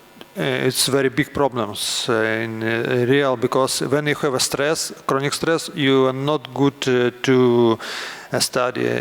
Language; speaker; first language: English; non-native, learner; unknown